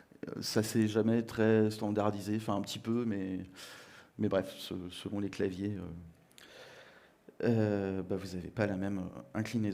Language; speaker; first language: French; native; French